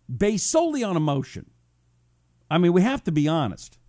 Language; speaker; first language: English; native; English